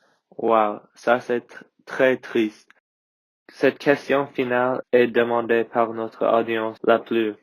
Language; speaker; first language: French; non-native, learner; English